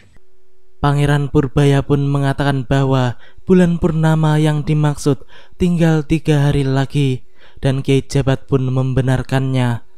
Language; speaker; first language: Indonesian; native; Indonesian